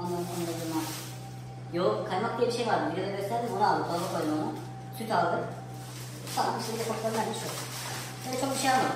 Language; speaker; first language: Turkish; native; Turkish